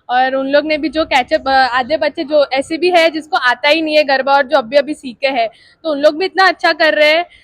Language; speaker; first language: Hindi; non-native, local second language; Gujarati